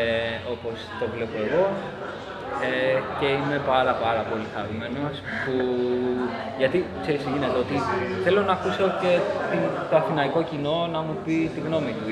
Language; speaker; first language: Greek; early bilingual, other home language; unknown